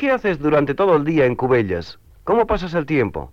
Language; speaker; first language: Spanish; native; Spanish